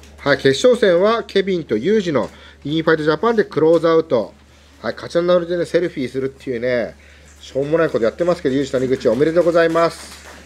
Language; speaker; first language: Japanese; native; Japanese